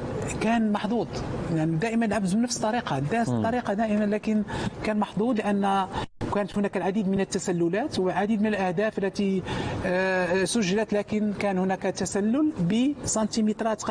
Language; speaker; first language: Arabic; native; Arabic